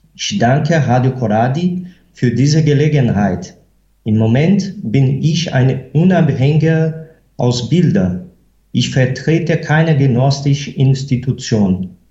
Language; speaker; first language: German; non-native, fluent; Portuguese